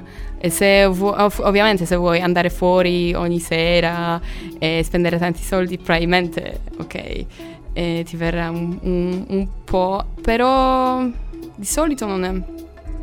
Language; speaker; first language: Italian; non-native, fluent; Polish